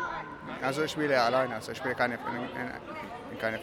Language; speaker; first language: German; non-native, learner; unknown